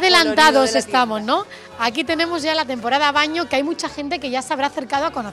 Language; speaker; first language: Spanish; native; Spanish